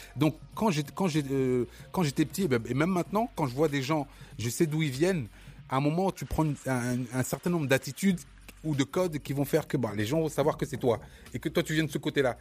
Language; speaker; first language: French; early bilingual, other home language; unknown